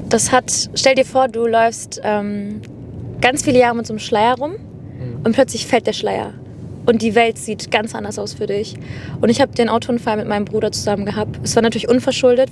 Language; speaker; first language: German; native; German